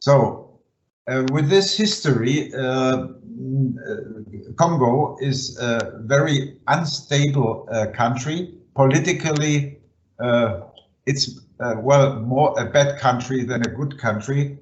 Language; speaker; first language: English; non-native, fluent; German